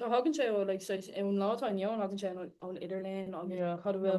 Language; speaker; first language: Irish; non-native, learner; Armenian